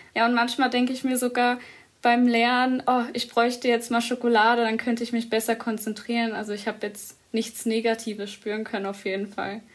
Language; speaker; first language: German; early bilingual, other home language; Arabic